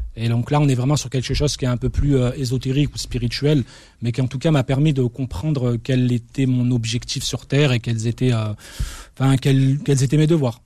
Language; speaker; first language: French; early bilingual, other home language; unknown